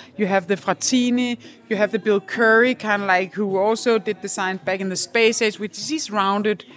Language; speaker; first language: English; non-native, fluent; Danish